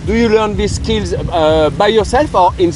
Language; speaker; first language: English; non-native, learner; French